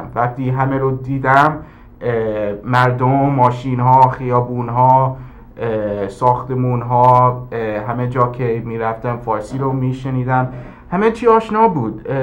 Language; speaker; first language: Persian; early bilingual, heritage; English